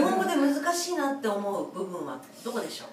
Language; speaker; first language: Japanese; native; Japanese